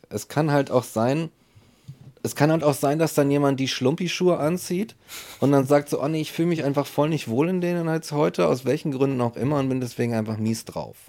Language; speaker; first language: German; native; German